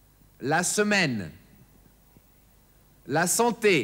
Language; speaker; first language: French; non-native, fluent; German